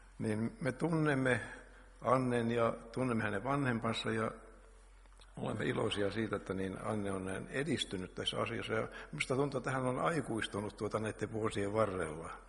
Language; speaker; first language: Finnish; native; Finnish